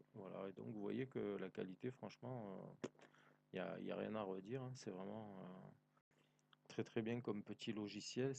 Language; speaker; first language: French; native; French